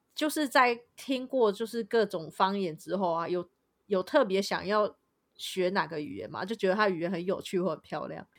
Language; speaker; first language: Chinese; non-native, local second language; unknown